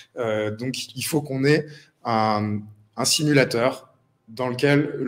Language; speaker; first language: French; native; French